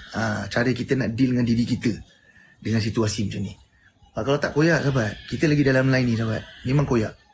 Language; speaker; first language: Malay; native; Malay